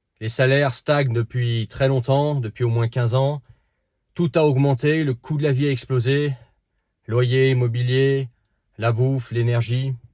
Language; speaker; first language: French; early bilingual, other home language; Dutch